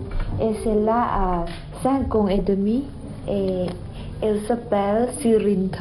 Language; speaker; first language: French; non-native, fluent; Thai